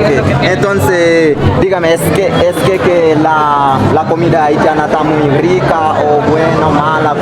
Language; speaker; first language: Spanish; non-native, learner; Haitian Creole